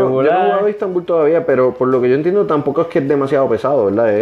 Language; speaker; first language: Spanish; native; Spanish